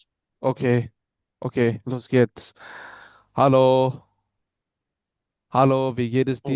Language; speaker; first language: German; non-native, learner; Bangla